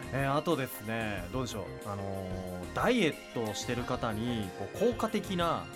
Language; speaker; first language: Japanese; native; Japanese